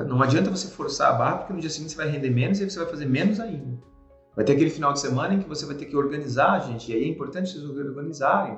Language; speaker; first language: Portuguese; native; Portuguese